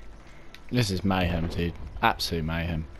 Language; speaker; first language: English; native; English